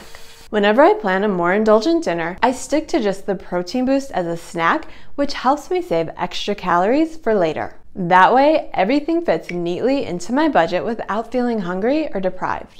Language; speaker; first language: English; native; English